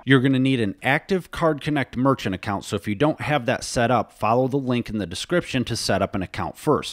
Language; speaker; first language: English; native; English